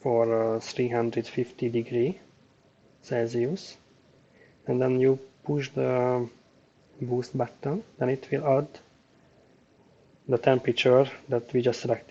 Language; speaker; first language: English; non-native, fluent; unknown